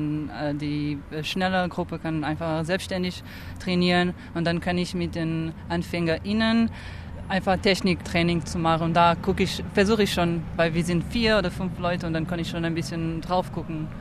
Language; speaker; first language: German; non-native, fluent; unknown